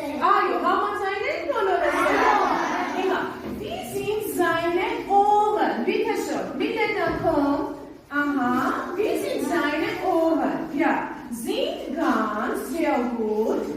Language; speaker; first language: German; non-native, learner; Armenian